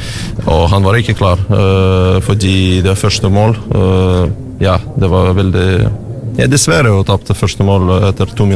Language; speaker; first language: Norwegian; non-native, learner; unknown